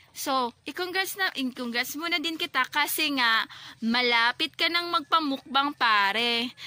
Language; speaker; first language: Filipino; non-native, local second language; Waray